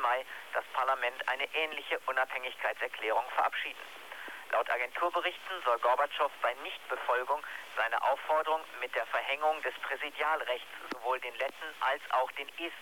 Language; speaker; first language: German; native; German